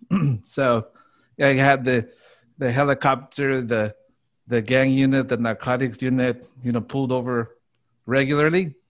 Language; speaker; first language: English; native; English